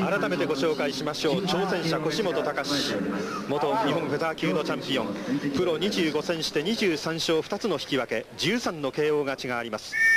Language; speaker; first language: Japanese; native; Japanese